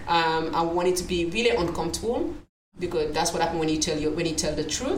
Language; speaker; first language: English; non-native, local second language; Krio